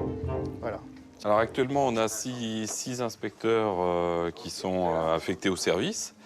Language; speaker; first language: French; native; French